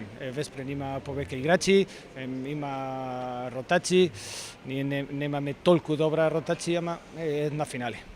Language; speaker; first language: Macedonian; non-native, learner; Spanish